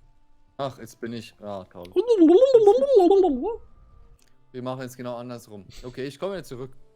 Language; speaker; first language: German; native; German